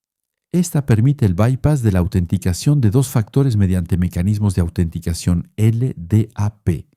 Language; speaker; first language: Spanish; non-native, fluent; French